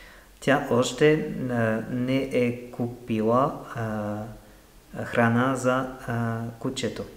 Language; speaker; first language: Bulgarian; non-native, learner; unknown